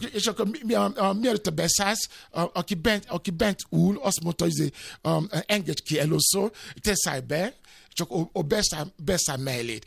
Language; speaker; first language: Hungarian; non-native, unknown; Yoruba